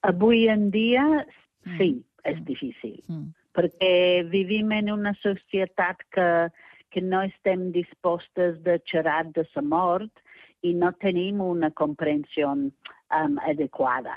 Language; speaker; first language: Catalan; non-native, fluent; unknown